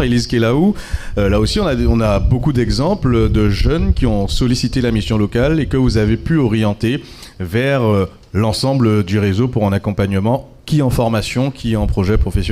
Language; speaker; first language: French; native; French